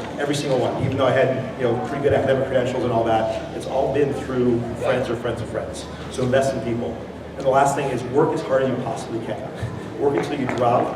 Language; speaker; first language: English; native; English